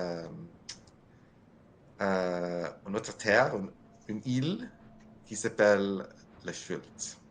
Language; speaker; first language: French; non-native, learner; English